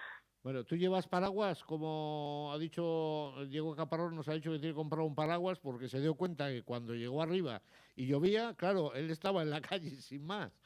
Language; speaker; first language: Spanish; native; Spanish